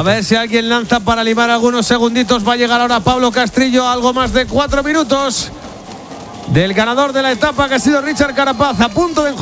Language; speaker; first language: Spanish; native; Spanish